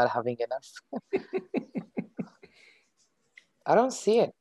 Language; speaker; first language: English; non-native, fluent; Hebrew